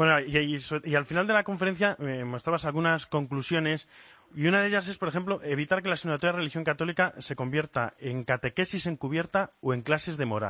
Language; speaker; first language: Spanish; native; Spanish